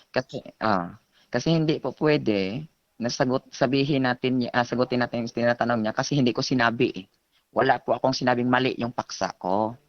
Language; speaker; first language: Filipino; native; Filipino